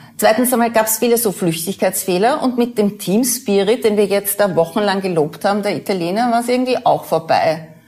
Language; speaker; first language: German; native; German